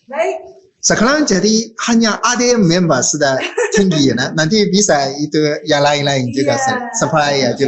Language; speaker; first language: Indonesian; non-native, learner; Japanese